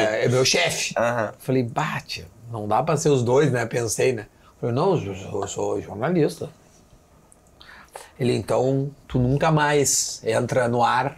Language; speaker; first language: Portuguese; native; Portuguese